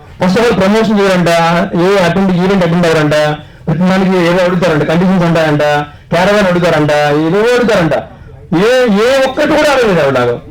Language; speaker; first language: Telugu; native; Telugu